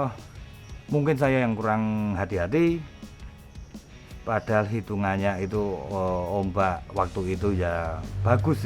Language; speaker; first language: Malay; non-native, local second language; Javanese